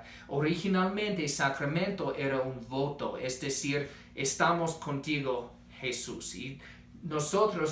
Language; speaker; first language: Spanish; non-native, fluent; English